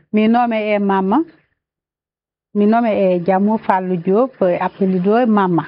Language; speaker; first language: Portuguese; non-native, learner; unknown